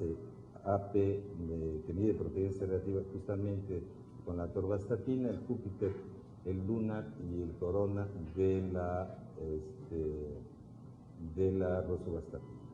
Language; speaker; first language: Spanish; native; Spanish